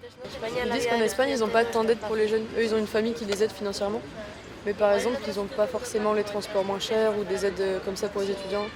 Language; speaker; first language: French; native; French